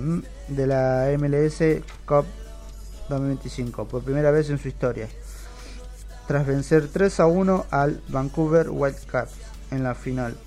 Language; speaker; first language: Spanish; native; Spanish